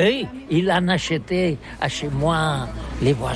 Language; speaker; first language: French; non-native, learner; Catalan